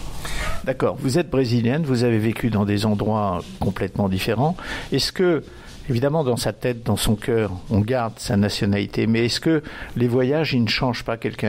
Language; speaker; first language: French; native; French